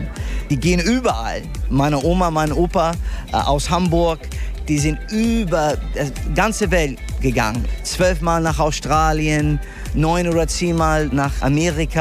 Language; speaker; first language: German; non-native, fluent; English